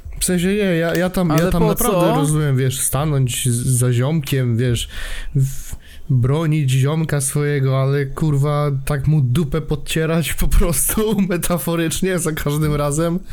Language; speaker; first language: Polish; native; Polish